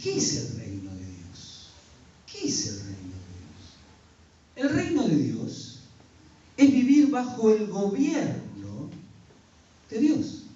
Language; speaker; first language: Spanish; native; Spanish